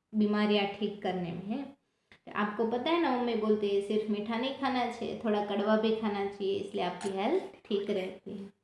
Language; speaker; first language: Hindi; non-native, local second language; Gujarati